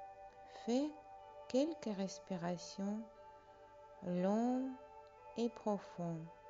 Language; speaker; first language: French; non-native, fluent; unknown